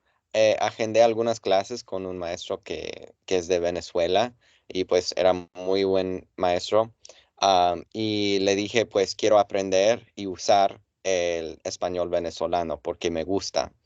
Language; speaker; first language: Spanish; non-native, fluent; English